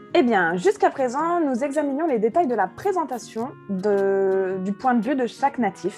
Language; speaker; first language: French; native; French